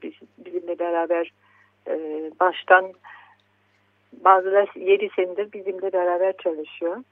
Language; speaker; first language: Turkish; non-native, fluent; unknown